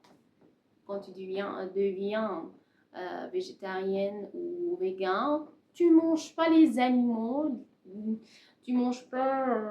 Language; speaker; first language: French; non-native, learner; Persian